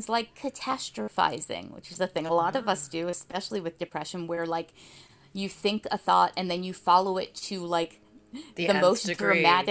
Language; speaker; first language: English; native; English